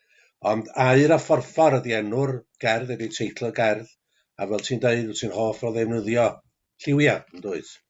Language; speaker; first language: Welsh; native; Welsh